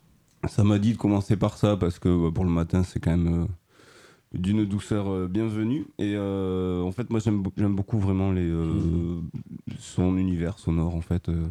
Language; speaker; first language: French; native; French